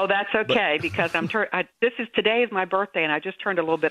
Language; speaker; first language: English; native; English